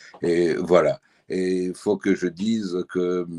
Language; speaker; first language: French; early bilingual, heritage; French